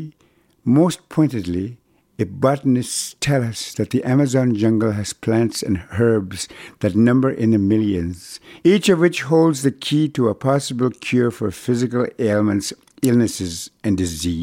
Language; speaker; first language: English; non-native, fluent; Cree